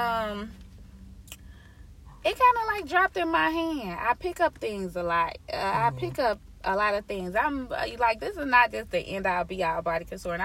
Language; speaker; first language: English; native; English